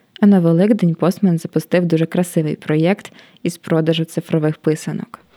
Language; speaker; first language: Ukrainian; native; Ukrainian